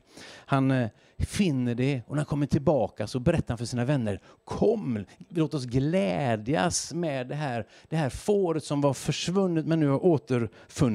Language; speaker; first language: Swedish; native; Swedish